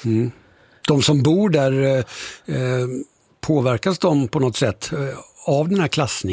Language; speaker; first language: Swedish; native; Swedish